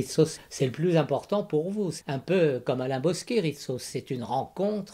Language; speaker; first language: French; native; French